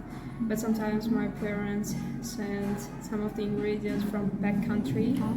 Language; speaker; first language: English; non-native, learner; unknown